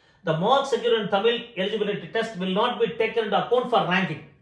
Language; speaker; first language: English; non-native, local second language; Tamil